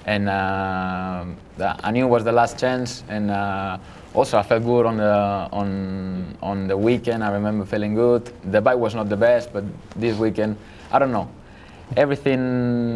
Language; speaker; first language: English; non-native, fluent; Spanish